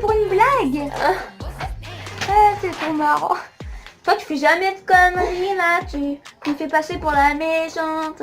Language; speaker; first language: French; native; French